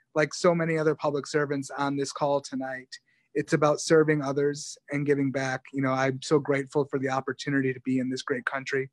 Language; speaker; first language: English; native; English